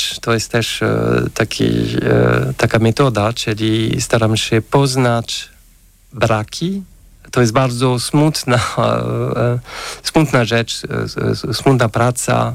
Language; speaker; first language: Polish; non-native, fluent; French